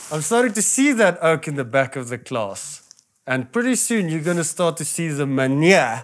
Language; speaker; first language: English; non-native, local second language; Afrikaans